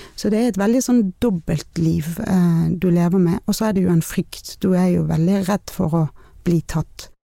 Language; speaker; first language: Norwegian; non-native, fluent; Persian